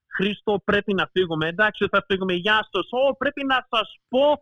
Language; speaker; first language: Greek; early bilingual, heritage; Greek